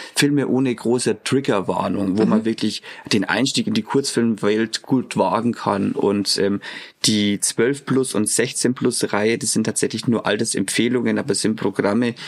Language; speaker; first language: German; native; German